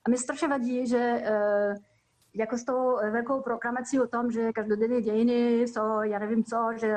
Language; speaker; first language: Czech; non-native, fluent; French